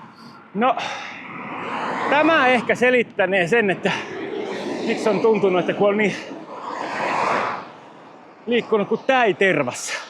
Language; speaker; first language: Finnish; native; Finnish